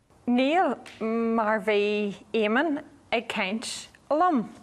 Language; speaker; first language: Irish; non-native, learner; English